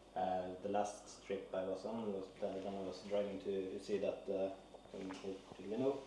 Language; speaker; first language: English; non-native, fluent; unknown